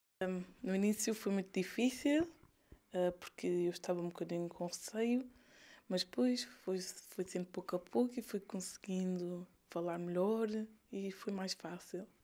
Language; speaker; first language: Portuguese; early bilingual, heritage; Portuguese